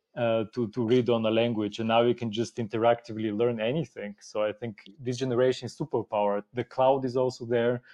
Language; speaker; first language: English; non-native, fluent; Bulgarian